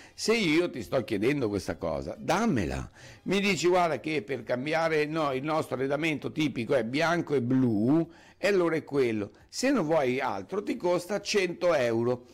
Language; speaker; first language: Italian; native; Italian